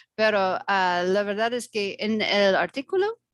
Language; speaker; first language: Spanish; non-native, learner; English